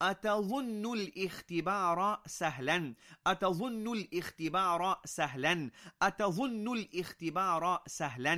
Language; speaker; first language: Arabic; non-native, fluent; English